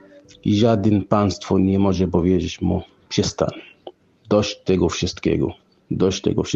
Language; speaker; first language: Polish; non-native, fluent; Arabic